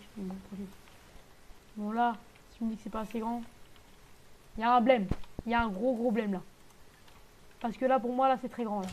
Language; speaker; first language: French; native; French